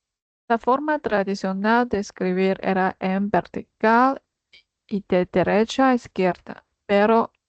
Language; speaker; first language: Spanish; non-native, fluent; Chinese